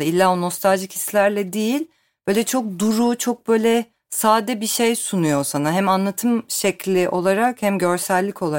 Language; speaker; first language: Turkish; native; Turkish